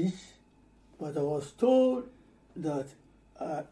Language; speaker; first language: English; non-native, fluent; Ewe